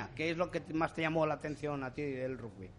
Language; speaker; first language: Spanish; native; Spanish